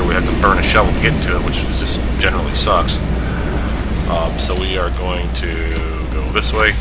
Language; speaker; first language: English; native; English